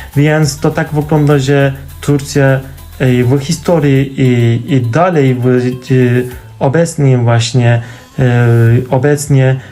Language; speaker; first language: Polish; non-native, fluent; Turkish